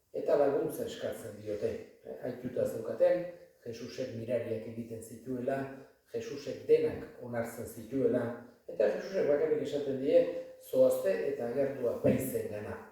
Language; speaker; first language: Basque; native; Basque